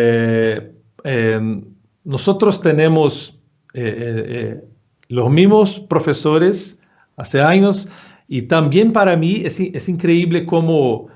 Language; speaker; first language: Spanish; non-native, fluent; Portuguese